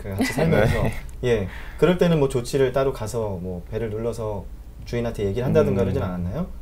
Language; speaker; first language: Korean; native; Korean